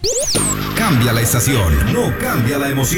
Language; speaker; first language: Spanish; native; Spanish